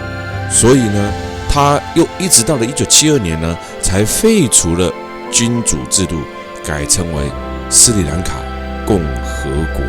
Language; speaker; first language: Chinese; native; Chinese